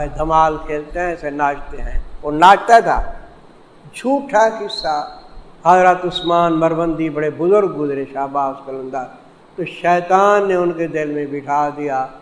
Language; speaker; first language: Urdu; native; Urdu